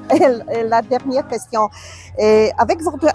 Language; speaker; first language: French; non-native, learner; Polish